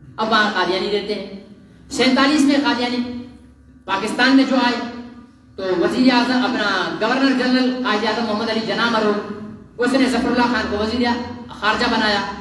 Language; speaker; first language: Urdu; non-native, local second language; Sindhi